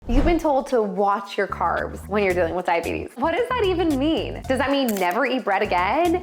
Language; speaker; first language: English; native; English